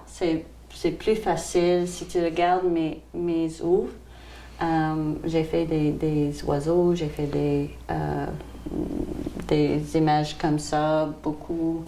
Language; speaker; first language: French; non-native, local second language; English